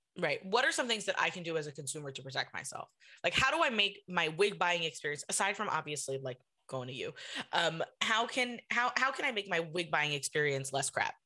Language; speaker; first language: English; native; English